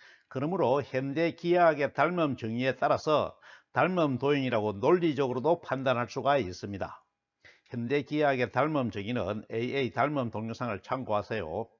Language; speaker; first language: Korean; native; Korean